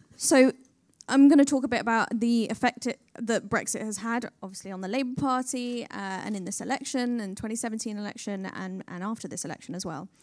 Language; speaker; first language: English; native; English